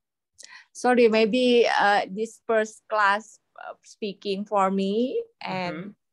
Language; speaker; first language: English; non-native, learner; Indonesian